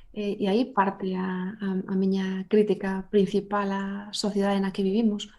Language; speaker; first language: Galician; non-native, local second language; Spanish